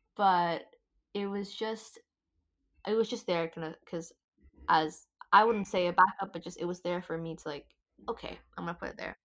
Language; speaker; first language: English; non-native, fluent; Indonesian